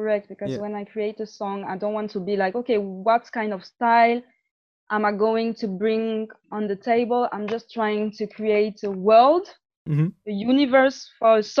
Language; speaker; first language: English; non-native, fluent; French